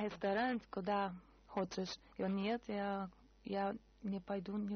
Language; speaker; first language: Russian; non-native, learner; Portuguese